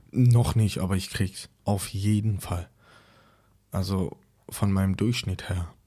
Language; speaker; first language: German; non-native, fluent; Persian